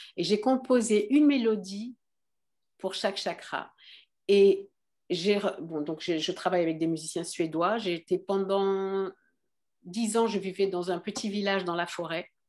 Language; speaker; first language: French; early bilingual, other home language; Arabic